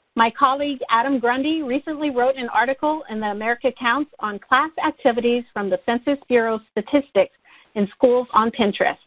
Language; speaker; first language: English; native; English